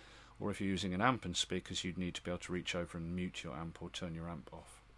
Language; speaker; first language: English; native; English